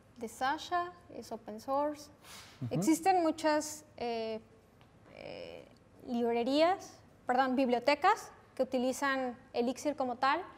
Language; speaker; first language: Spanish; native; Spanish